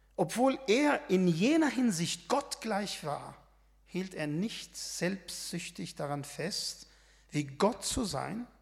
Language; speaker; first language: German; non-native, fluent; Arabic